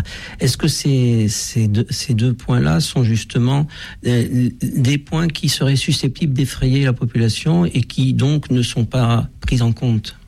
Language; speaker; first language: French; native; French